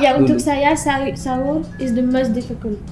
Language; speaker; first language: Indonesian; non-native, learner; French